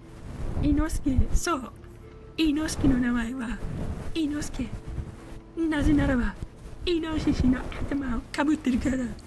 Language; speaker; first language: Japanese; non-native, learner; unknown